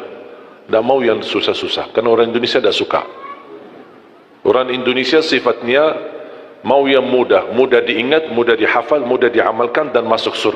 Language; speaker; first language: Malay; non-native, fluent; Arabic